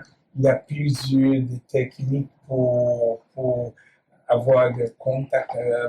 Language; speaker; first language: French; non-native, learner; Portuguese